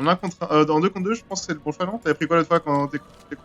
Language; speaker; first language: French; native; French